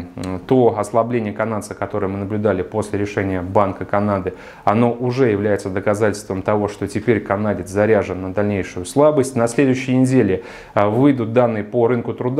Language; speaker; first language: Russian; native; Russian